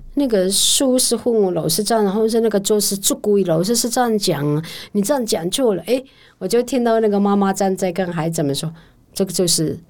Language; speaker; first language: Chinese; native; Chinese